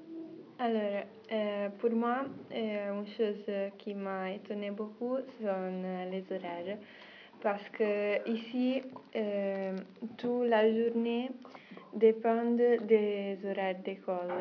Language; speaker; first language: French; non-native, learner; Italian